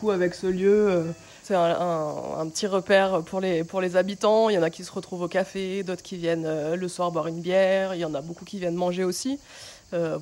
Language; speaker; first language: French; native; French